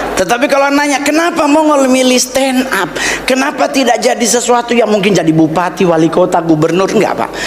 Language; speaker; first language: Indonesian; native; Indonesian